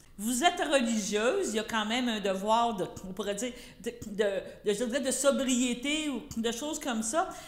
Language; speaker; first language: French; native; French